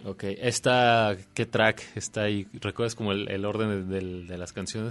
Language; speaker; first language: Spanish; native; Spanish